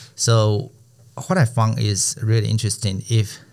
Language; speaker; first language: English; non-native, fluent; Chinese